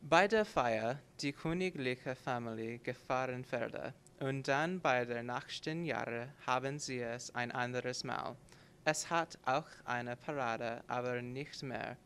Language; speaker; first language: German; non-native, learner; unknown